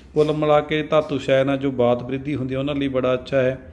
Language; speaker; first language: Hindi; non-native, local second language; Punjabi